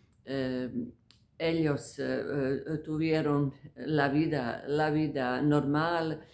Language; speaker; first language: Spanish; non-native, fluent; Croatian